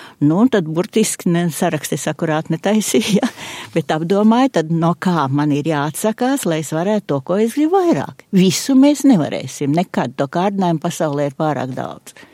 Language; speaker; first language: Latvian; native; Latvian